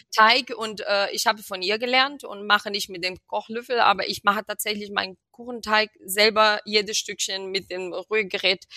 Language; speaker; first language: German; non-native, fluent; Portuguese